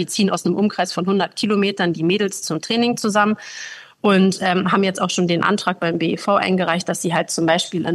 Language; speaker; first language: German; native; German